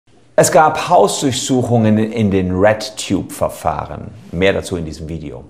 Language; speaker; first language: German; native; German